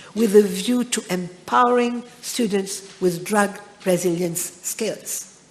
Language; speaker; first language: English; non-native, local second language; Morisyen